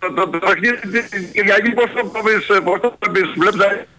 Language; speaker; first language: Greek; native; Greek